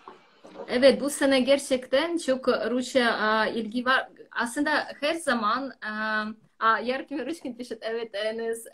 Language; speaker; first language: Turkish; non-native, learner; Russian